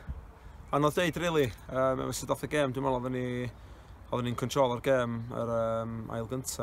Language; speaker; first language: Welsh; native; Welsh